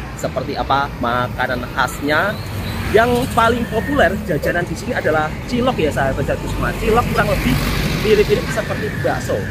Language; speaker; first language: Indonesian; native; Indonesian